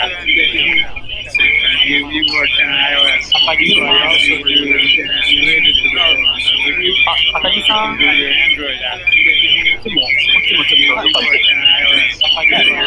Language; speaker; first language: English; non-native, learner; Japanese